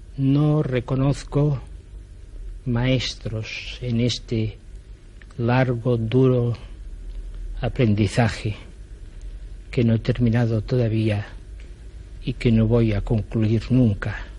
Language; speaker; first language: Spanish; non-native, local second language; Catalan